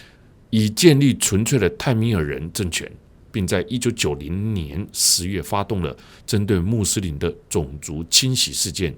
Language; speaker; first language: Chinese; native; Chinese